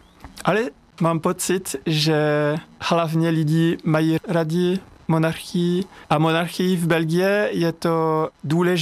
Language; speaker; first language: Czech; non-native, learner; French